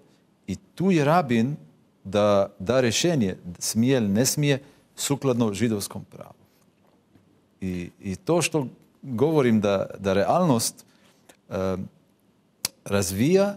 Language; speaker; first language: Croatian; non-native, fluent; Hebrew